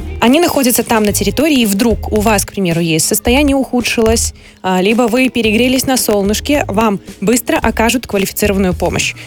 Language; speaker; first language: Russian; native; Russian